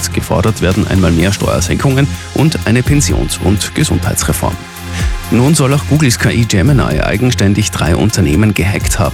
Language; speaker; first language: German; native; German